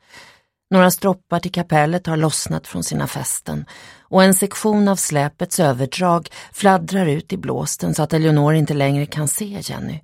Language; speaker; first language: Swedish; native; Swedish